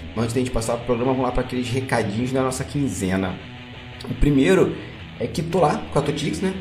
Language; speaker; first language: Portuguese; native; Portuguese